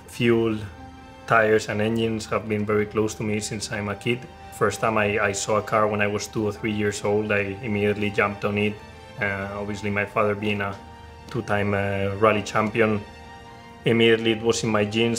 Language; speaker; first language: English; non-native, fluent; Spanish